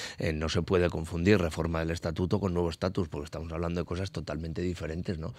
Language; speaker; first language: Spanish; native; Spanish